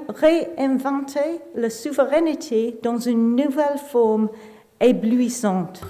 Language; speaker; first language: French; non-native, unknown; English